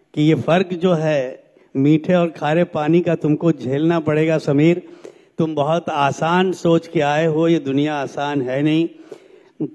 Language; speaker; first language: Hindi; native; Hindi